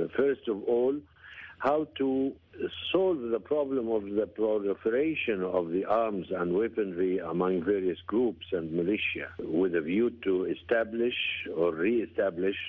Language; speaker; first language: English; non-native, fluent; Arabic